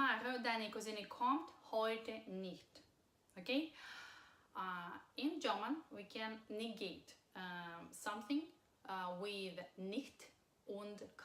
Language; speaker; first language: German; non-native, fluent; Russian